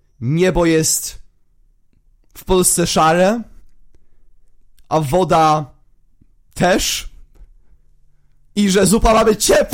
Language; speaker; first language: Polish; native; Polish